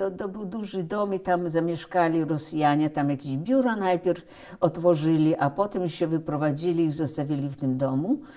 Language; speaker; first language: Polish; early bilingual, heritage; Polish